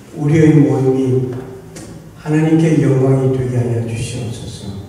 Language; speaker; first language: Korean; native; Korean